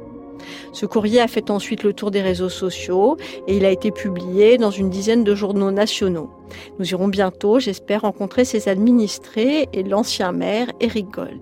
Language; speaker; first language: French; native; French